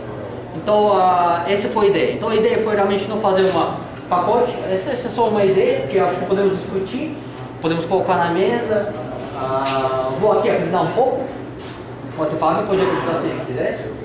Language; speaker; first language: Portuguese; non-native, learner; Russian